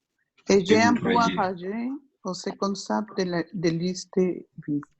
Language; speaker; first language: French; non-native, learner; Spanish